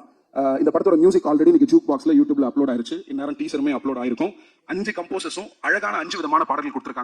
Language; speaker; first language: Tamil; native; Tamil